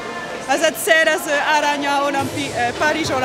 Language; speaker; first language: Hungarian; non-native, learner; French